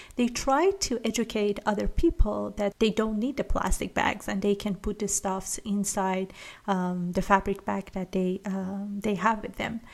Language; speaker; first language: English; non-native, fluent; Persian